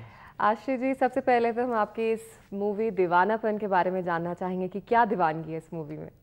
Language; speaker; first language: Hindi; native; Hindi